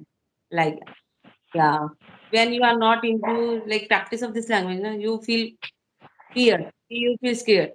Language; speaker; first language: English; non-native, fluent; Hindi